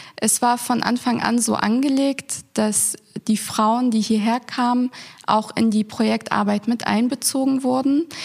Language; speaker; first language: German; native; German